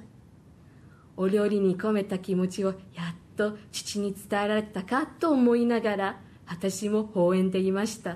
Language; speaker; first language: Japanese; non-native, fluent; Chinese